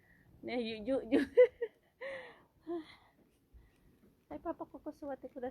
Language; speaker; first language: Japanese; non-native, fluent; Filipino